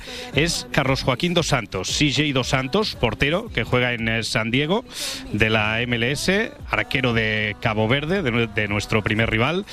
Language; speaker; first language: Spanish; native; Spanish